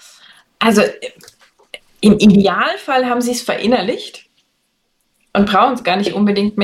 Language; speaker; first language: German; native; German